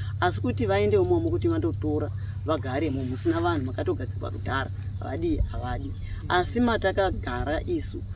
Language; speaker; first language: Shona; non-native, local second language; Tsonga